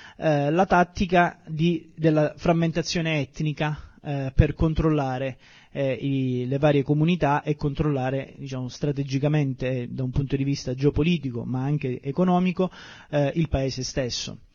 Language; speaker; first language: Italian; native; Italian